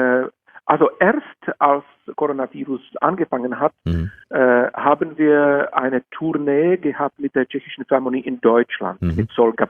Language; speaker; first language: German; non-native, fluent; Czech